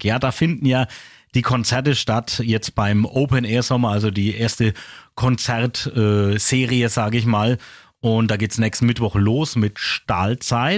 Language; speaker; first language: German; native; German